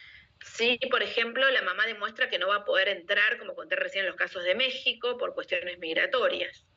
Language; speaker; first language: Spanish; native; Spanish